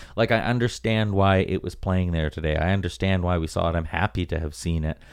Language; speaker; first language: English; native; English